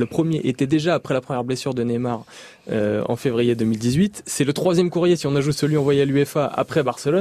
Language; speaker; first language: French; native; French